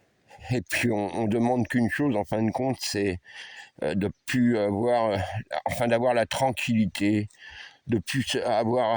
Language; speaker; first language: French; native; French